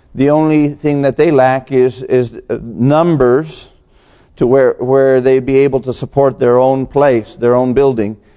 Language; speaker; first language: English; native; English